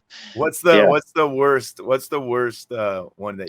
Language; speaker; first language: English; native; English